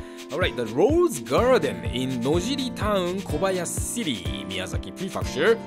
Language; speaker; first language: English; non-native, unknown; Japanese